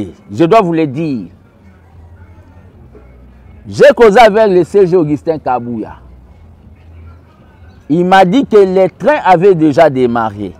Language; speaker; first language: French; non-native, local second language; Lingala